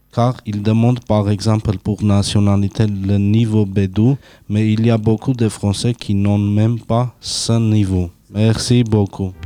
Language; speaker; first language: French; non-native, learner; Armenian